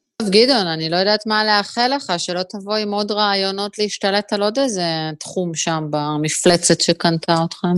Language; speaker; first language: Hebrew; native; Hebrew